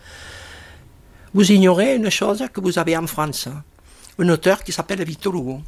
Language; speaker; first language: French; non-native, fluent; Catalan